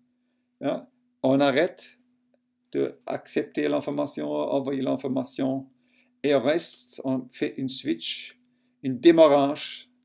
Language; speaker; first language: French; non-native, local second language; German